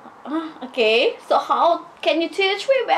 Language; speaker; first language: English; non-native, learner; Indonesian